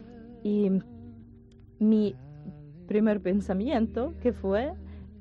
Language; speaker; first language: Spanish; non-native, learner; Ukrainian